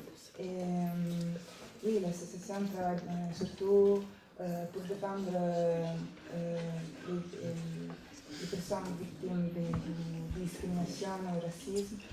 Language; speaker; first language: French; non-native, learner; Italian